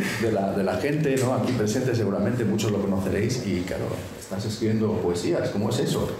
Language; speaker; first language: Spanish; native; Spanish